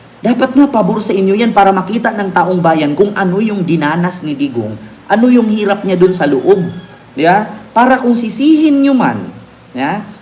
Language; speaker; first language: Filipino; non-native, local second language; Cebuano